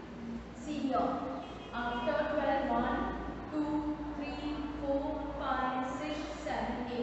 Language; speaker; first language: English; non-native, local second language; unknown